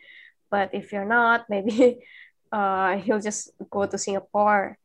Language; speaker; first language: English; non-native, fluent; Indonesian